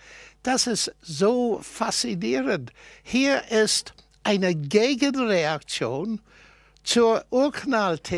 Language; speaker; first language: German; non-native, fluent; English